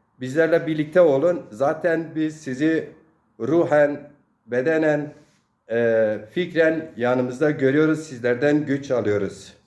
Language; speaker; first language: Turkish; non-native, local second language; Zaza